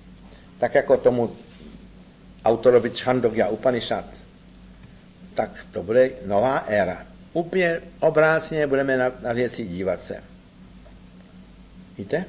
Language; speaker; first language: Czech; native; Czech